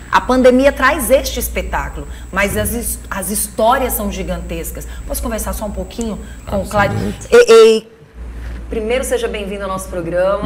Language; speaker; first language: Portuguese; native; Portuguese